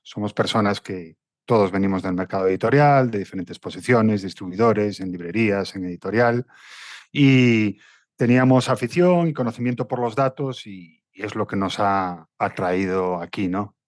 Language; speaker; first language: Spanish; native; Spanish